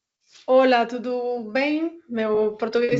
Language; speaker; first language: Portuguese; non-native, learner; Spanish